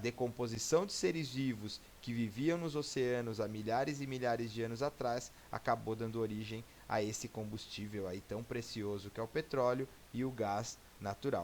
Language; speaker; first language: Portuguese; native; Portuguese